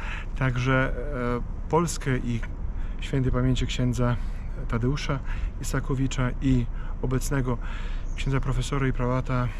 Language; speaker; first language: Polish; non-native, fluent; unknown